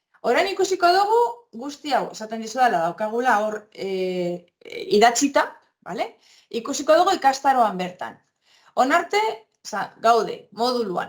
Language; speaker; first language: Basque; native; Basque